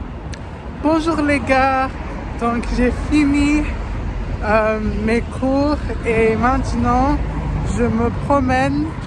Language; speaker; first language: French; non-native, learner; English